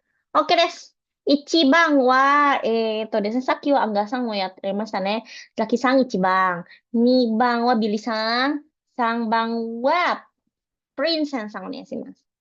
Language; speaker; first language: Japanese; non-native, fluent; Indonesian